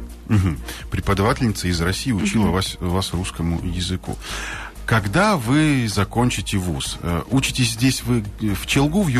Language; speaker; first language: Russian; native; Russian